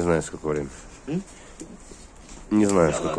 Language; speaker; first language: Russian; native; Russian